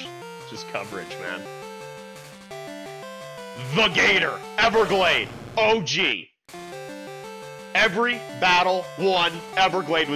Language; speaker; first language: English; native; English